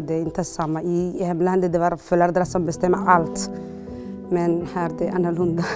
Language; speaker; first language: Swedish; non-native, learner; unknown